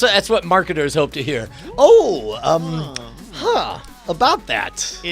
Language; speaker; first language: English; native; English